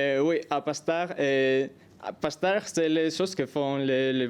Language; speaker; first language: French; non-native, learner; Spanish